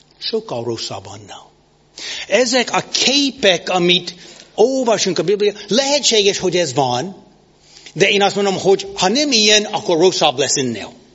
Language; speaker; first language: Hungarian; non-native, learner; English